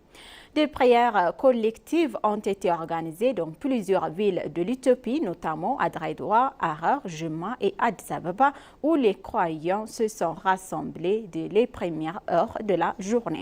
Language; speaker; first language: French; non-native, fluent; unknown